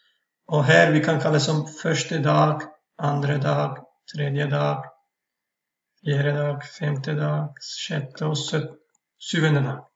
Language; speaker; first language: Norwegian; non-native, fluent; Turkish